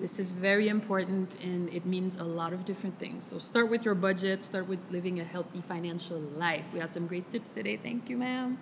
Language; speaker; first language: English; non-native, fluent; Haitian Creole